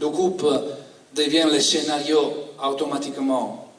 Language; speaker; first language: French; non-native, learner; Italian